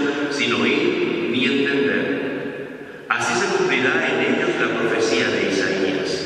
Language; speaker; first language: Spanish; native; Spanish